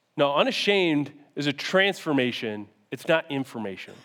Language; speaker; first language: English; native; English